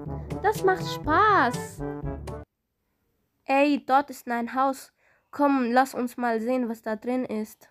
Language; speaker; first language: German; non-native, fluent; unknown